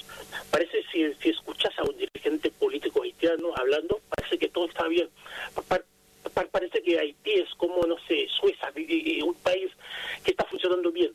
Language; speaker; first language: Spanish; non-native, fluent; Haitian Creole